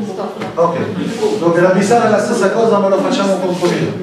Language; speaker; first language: Italian; non-native, learner; Arabic